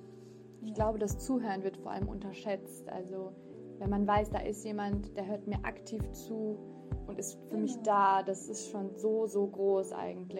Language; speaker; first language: German; early bilingual, other home language; Turkish